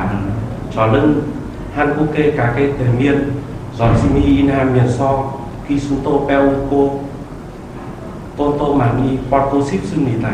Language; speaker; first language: Korean; non-native, learner; Vietnamese